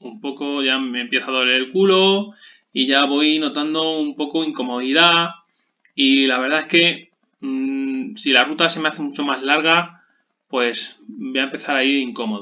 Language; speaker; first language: Spanish; native; Spanish